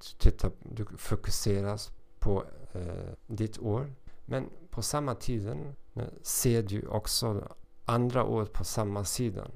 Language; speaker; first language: Swedish; non-native, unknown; German